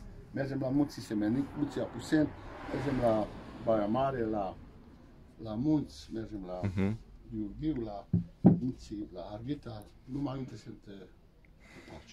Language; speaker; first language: Romanian; non-native, local second language; Hungarian